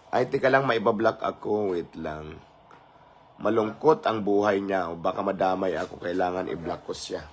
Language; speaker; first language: Filipino; non-native, local second language; Cebuano